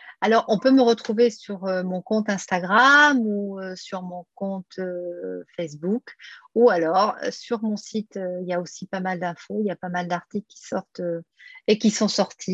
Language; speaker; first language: French; native; French